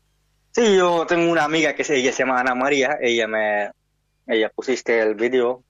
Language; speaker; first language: Spanish; non-native, learner; Hindi